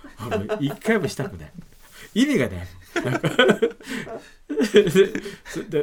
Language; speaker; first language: Japanese; native; Japanese